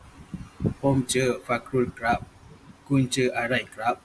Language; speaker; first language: Thai; non-native, learner; Malay